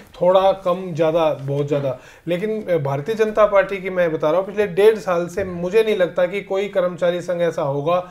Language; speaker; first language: Hindi; native; Hindi